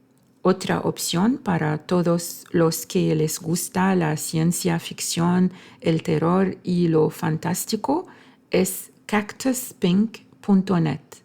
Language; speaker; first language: Spanish; non-native, fluent; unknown